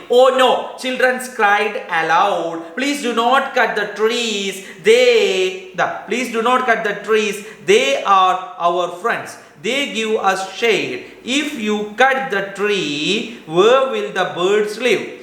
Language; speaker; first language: English; non-native, local second language; Malayalam